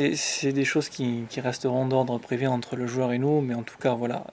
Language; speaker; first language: French; native; French